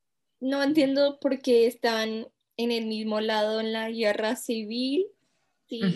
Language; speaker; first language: Spanish; non-native, fluent; English